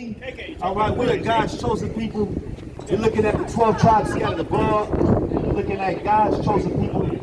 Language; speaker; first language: English; native; English